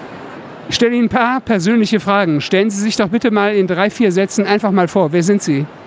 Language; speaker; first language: German; native; German